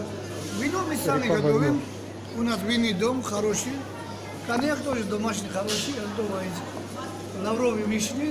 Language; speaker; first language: Russian; non-native, fluent; Georgian